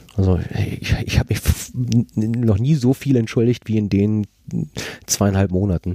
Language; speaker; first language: German; non-native, fluent; Spanish